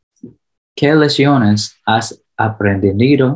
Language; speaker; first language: Spanish; early bilingual, heritage; English